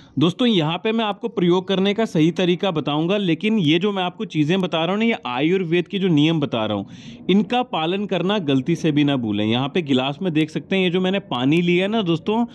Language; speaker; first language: Hindi; native; Hindi